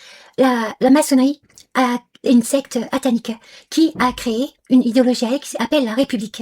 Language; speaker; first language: French; non-native, local second language; Arabic